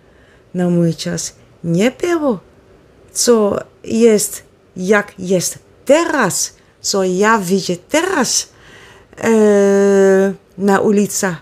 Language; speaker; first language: Polish; non-native, learner; Dutch